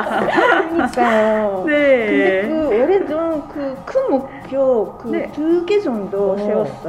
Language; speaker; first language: Korean; non-native, fluent; Japanese